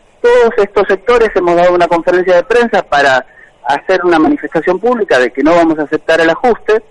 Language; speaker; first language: Spanish; native; Spanish